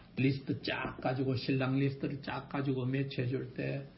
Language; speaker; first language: Korean; native; Korean